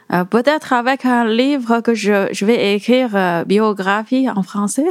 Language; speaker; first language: French; non-native, fluent; Chinese